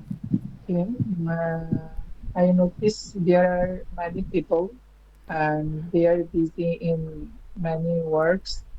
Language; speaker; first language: English; non-native, learner; Bangla